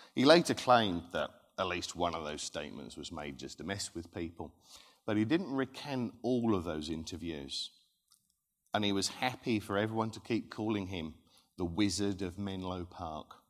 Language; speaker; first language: English; native; English